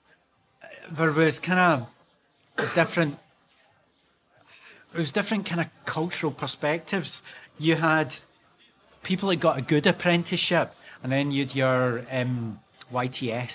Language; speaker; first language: English; native; English